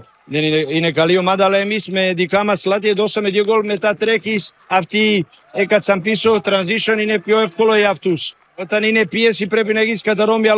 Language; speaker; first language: Greek; non-native, learner; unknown